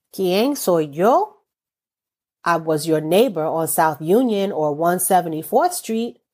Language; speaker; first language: English; native; English